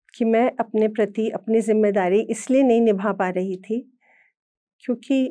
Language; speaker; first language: Hindi; native; Hindi